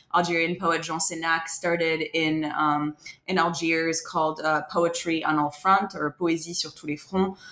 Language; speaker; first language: English; non-native, fluent; French